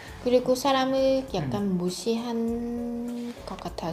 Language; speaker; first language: Korean; non-native, fluent; Vietnamese